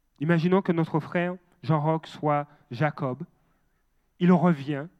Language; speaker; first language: French; native; French